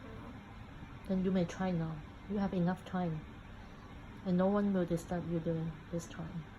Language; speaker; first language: English; non-native, local second language; Cantonese